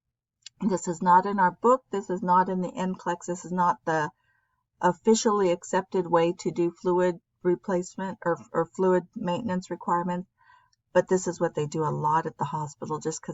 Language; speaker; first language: English; native; English